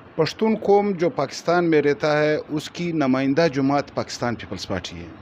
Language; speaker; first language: Urdu; non-native, local second language; Pashto